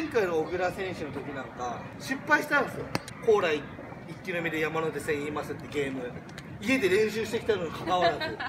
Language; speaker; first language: Japanese; native; Japanese